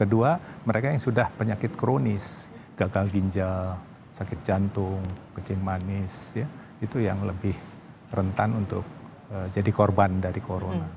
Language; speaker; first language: Indonesian; native; Indonesian